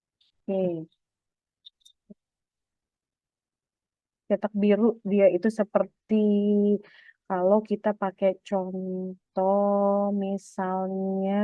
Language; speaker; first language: Indonesian; native; Indonesian